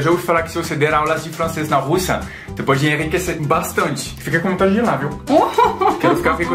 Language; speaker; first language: Portuguese; non-native, fluent; French